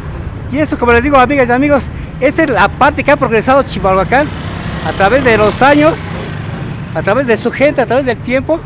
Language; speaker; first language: Spanish; native; Spanish